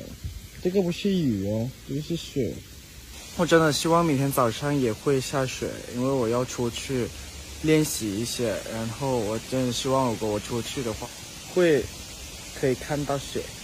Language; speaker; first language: Chinese; non-native, learner; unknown